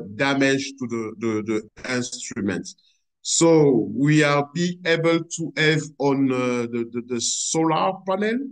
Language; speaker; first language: English; non-native, fluent; French